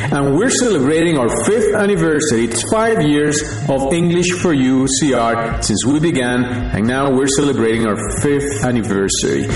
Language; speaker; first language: English; non-native, fluent; Spanish